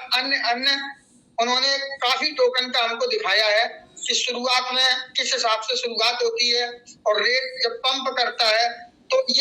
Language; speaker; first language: Hindi; native; Hindi